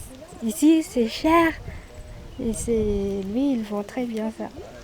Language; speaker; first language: French; non-native, local second language; Malagasy